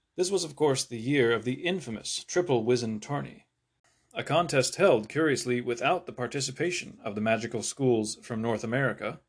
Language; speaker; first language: English; native; English